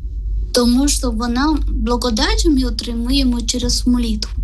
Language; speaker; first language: Ukrainian; non-native, learner; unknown